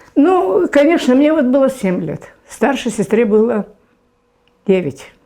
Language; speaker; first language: Russian; non-native, local second language; German